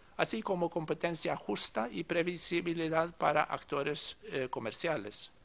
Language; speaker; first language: Spanish; non-native, fluent; Norwegian